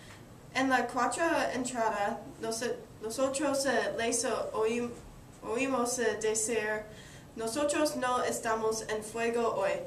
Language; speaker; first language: Spanish; non-native, learner; English